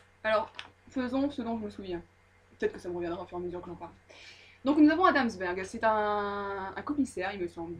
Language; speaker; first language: French; native; French